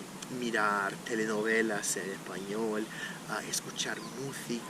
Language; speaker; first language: Spanish; non-native, fluent; Portuguese